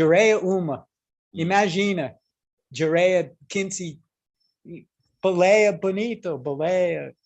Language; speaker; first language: Portuguese; non-native, learner; English